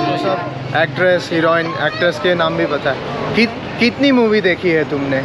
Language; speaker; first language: Hindi; non-native, local second language; Marathi